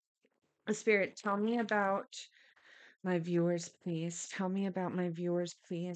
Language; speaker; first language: English; native; English